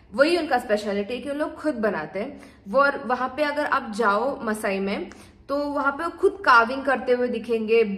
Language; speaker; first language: Hindi; non-native, local second language; Tulu